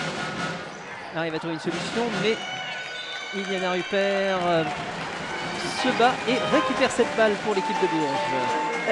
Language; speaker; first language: French; native; French